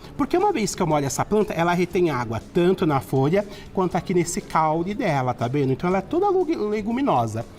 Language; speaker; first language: Portuguese; native; Portuguese